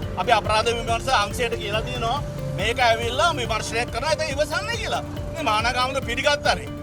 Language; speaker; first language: Sinhala; non-native, local second language; Tamil